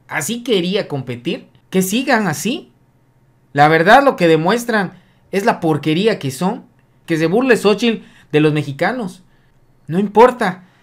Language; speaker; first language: Spanish; native; Spanish